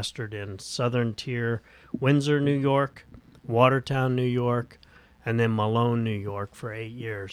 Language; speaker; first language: English; native; English